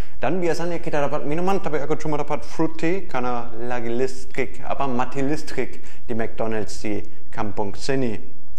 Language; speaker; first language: Indonesian; non-native, fluent; German